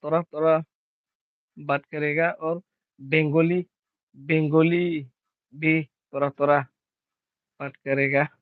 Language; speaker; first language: Hindi; non-native, local second language; Bodo